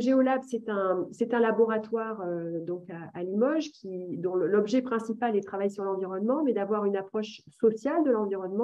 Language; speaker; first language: French; native; French